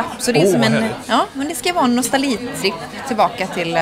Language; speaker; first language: Swedish; native; Swedish